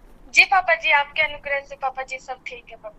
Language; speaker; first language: Hindi; non-native, local second language; Kannada